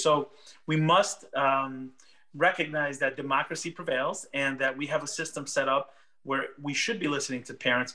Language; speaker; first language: English; early bilingual, other home language; Spanish